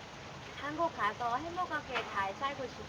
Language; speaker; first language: Korean; non-native, fluent; Vietnamese